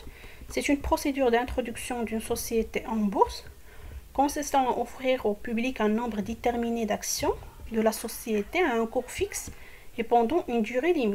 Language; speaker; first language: French; non-native, local second language; Arabic